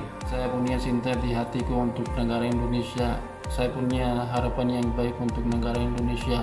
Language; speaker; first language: Indonesian; non-native, learner; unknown